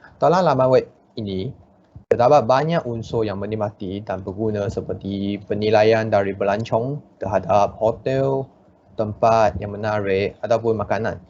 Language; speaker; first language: Malay; non-native, local second language; Chinese